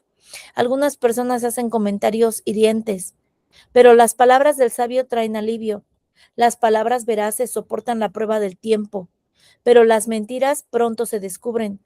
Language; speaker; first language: Spanish; native; Spanish